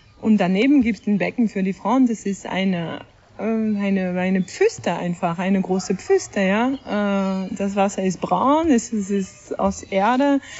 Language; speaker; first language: German; non-native, fluent; French